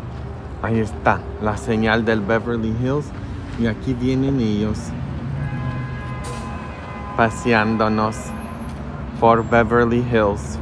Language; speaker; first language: Spanish; early bilingual, heritage; Spanish